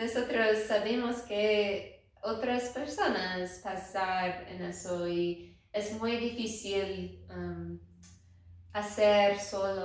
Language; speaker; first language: Spanish; non-native, learner; English